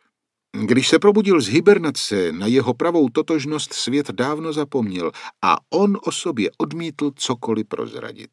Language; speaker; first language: Czech; native; Czech